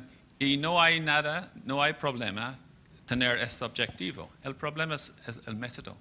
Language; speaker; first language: Spanish; non-native, fluent; English